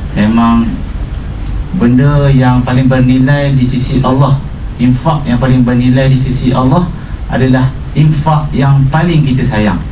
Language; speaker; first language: Malay; native; Malay